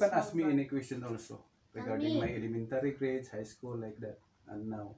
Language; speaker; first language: English; non-native, local second language; Cebuano